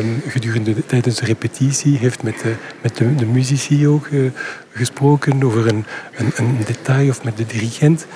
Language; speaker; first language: Dutch; non-native, local second language; French